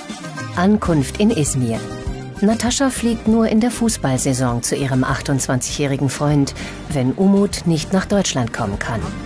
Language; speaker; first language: German; native; German